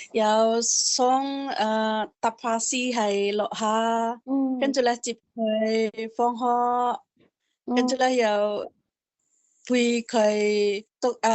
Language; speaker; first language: Cantonese; non-native, learner; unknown